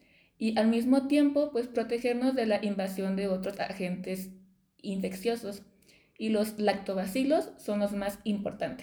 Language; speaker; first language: Spanish; native; Spanish